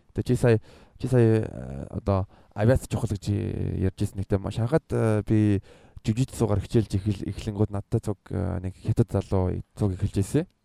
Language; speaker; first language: Mongolian; early bilingual, heritage; Mongolian